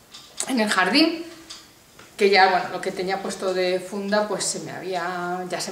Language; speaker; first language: Spanish; native; Spanish